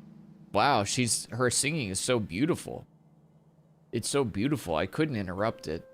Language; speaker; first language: English; native; English